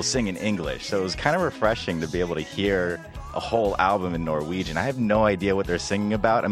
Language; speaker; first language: English; native; English